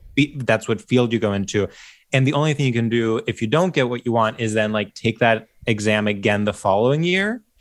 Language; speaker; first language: English; early bilingual, other home language; Greek